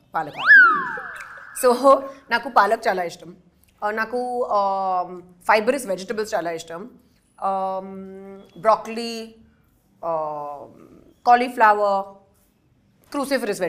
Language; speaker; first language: Telugu; non-native, local second language; Hindi